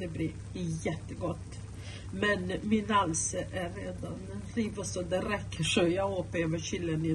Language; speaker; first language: Swedish; non-native, fluent; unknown